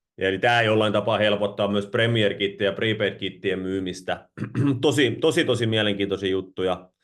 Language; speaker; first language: Finnish; native; Finnish